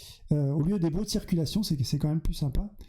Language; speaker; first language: French; native; French